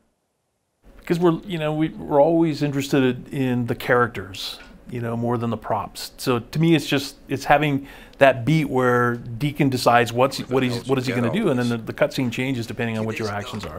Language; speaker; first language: English; native; English